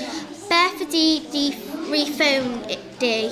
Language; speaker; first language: Welsh; non-native, local second language; English